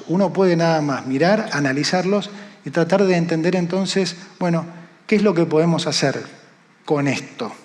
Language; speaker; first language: Spanish; native; Spanish